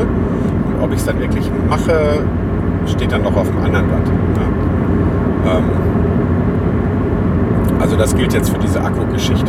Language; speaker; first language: German; native; German